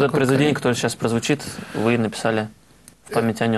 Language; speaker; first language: Russian; native; Russian